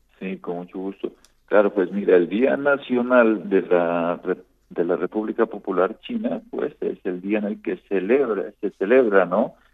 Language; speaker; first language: Spanish; native; Spanish